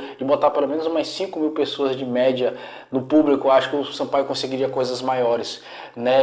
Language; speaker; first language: Portuguese; native; Portuguese